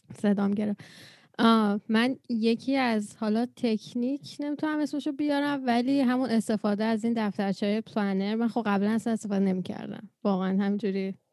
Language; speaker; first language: Persian; native; Persian